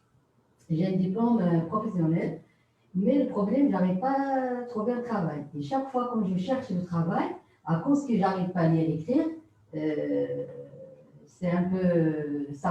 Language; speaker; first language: French; non-native, learner; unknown